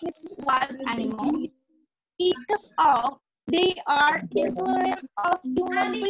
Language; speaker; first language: English; non-native, fluent; Indonesian